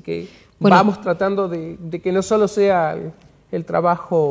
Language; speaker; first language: Spanish; native; Spanish